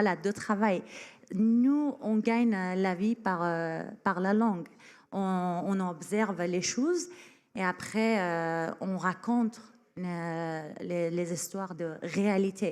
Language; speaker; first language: French; non-native, fluent; Persian